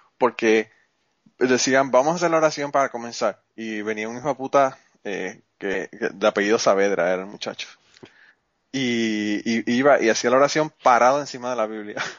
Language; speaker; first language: Spanish; native; Spanish